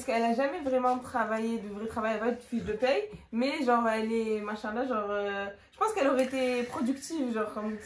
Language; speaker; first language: French; native; French